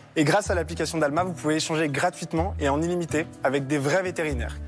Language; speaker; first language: French; native; French